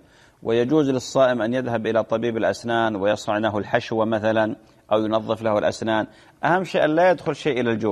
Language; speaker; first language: Arabic; native; Arabic